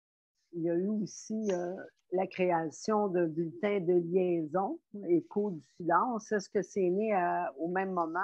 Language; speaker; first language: French; native; French